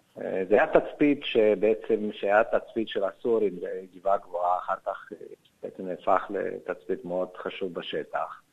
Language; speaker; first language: Hebrew; non-native, fluent; Romanian